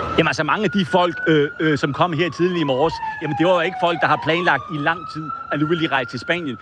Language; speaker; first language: Danish; native; Danish